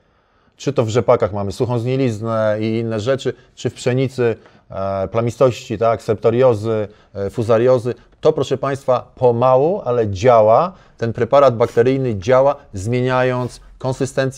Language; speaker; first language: Polish; native; Polish